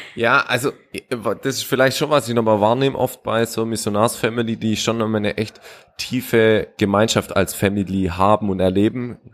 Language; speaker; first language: German; native; German